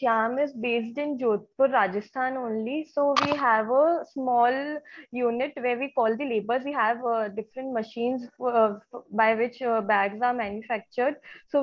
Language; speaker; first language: English; non-native, local second language; Hindi